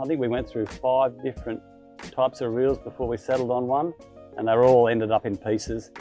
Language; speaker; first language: English; native; English